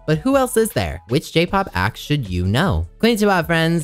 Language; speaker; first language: English; native; English